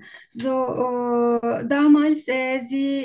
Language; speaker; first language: German; non-native, learner; Turkish